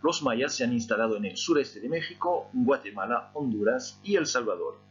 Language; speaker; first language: Spanish; non-native, fluent; French